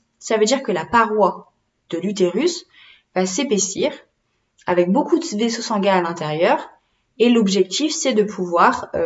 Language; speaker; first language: French; native; French